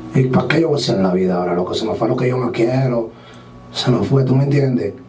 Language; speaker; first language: Spanish; native; Spanish